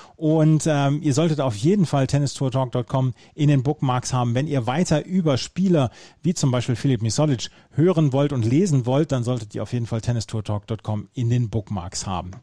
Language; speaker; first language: German; native; German